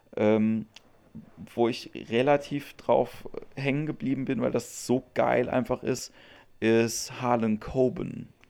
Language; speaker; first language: German; native; German